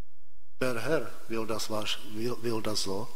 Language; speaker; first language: German; non-native, fluent; Czech